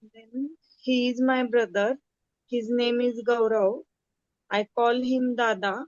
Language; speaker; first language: English; non-native, learner; Marathi